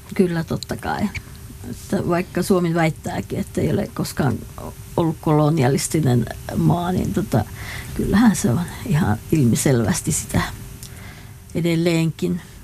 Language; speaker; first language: Finnish; non-native, local second language; Northern Sami